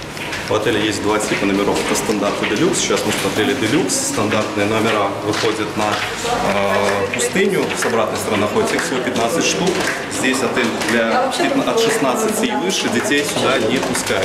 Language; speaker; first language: Russian; native; Russian